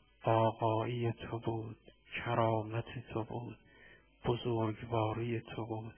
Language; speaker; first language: Persian; native; Persian